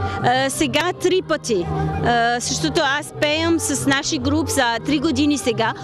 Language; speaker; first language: Bulgarian; non-native, learner; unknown